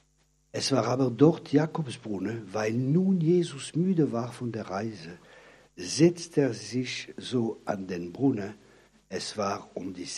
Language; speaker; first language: German; non-native, fluent; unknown